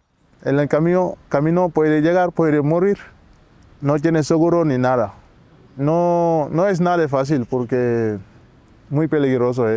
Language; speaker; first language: Spanish; non-native, learner; Wolof